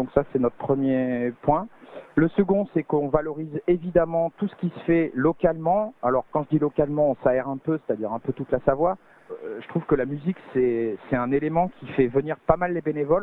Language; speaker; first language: French; native; French